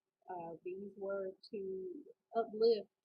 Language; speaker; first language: English; native; English